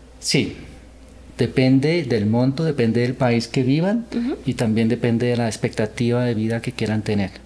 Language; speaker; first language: Spanish; early bilingual, other home language; Korean